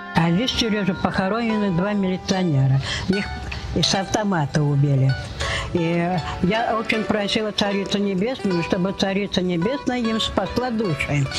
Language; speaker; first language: Russian; native; Russian